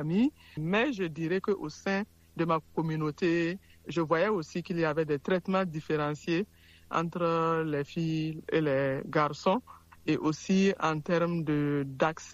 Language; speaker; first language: French; non-native, local second language; Mossi